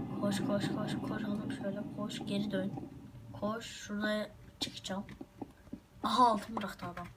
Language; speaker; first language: Turkish; native; Turkish